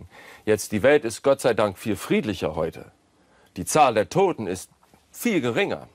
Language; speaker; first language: German; non-native, fluent; English